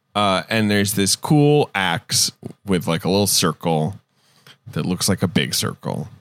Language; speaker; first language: English; native; English